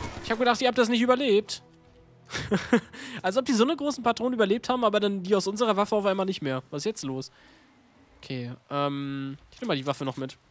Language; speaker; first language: German; native; German